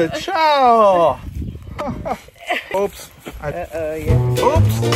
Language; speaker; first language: English; non-native, learner; Italian